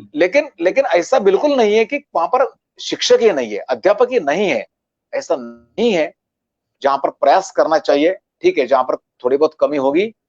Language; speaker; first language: Hindi; non-native, local second language; Marathi